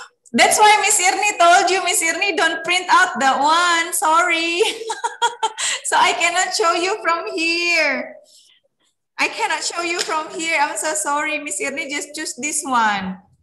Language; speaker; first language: English; non-native, fluent; Indonesian